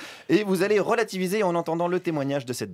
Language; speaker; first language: French; native; French